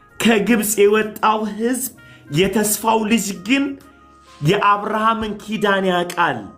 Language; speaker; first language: Amharic; non-native, fluent; Somali